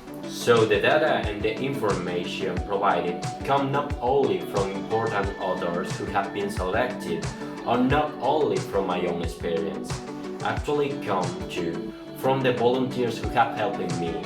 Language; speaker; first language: English; non-native, fluent; Spanish